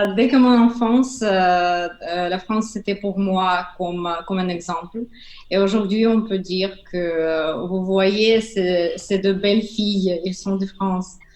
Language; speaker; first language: French; non-native, learner; Russian